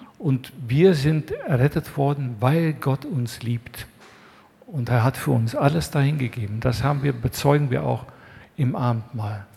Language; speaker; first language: German; native; German